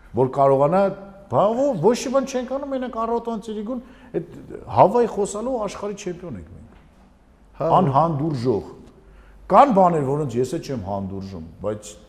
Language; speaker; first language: Armenian; native; Armenian